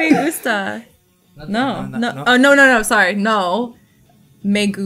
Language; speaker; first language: Spanish; non-native, learner; English